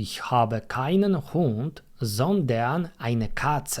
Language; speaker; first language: German; non-native, fluent; Polish